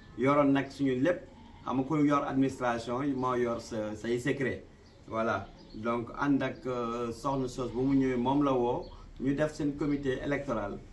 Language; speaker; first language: Wolof; non-native, local second language; Fula